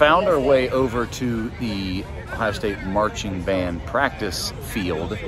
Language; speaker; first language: English; native; English